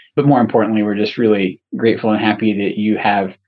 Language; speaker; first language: English; native; English